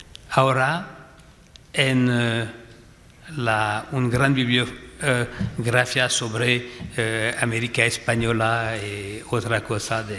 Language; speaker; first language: Spanish; non-native, fluent; French